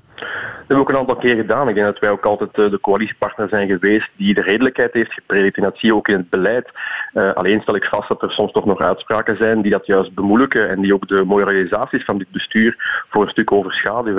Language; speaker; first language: Dutch; native; Dutch